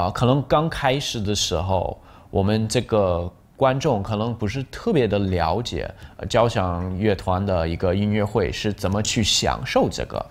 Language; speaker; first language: Chinese; non-native, fluent; English